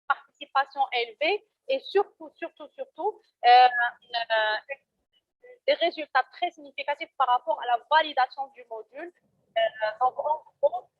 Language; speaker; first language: French; non-native, local second language; Arabic